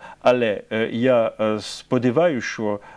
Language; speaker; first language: Ukrainian; non-native, fluent; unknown